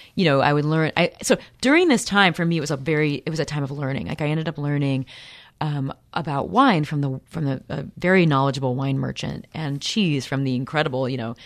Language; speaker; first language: English; native; English